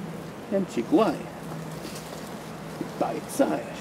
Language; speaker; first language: Chinese; non-native, learner; Swedish